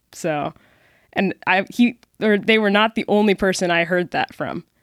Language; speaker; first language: English; native; English